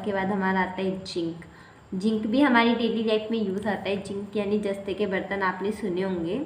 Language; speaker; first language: Hindi; native; Hindi